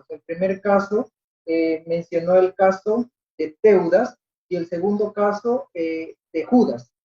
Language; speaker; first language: Spanish; native; Spanish